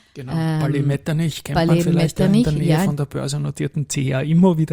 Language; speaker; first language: German; native; German